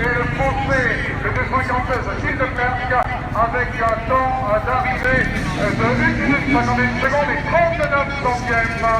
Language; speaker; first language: French; native; French